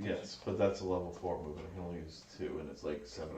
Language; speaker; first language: English; native; English